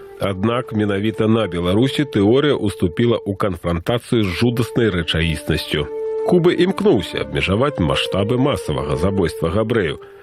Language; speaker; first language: Belarusian; native; Belarusian